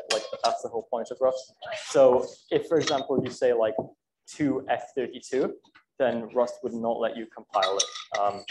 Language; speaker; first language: English; native; English